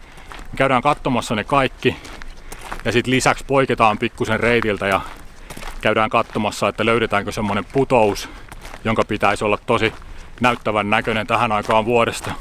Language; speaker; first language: Finnish; native; Finnish